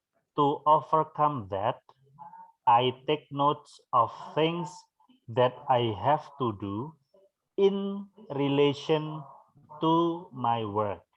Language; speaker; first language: English; non-native, fluent; Indonesian